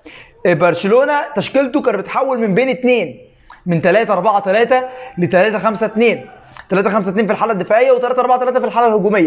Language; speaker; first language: Arabic; native; Arabic